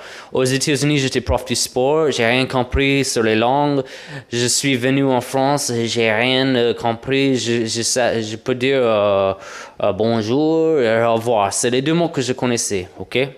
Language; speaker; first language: French; non-native, fluent; English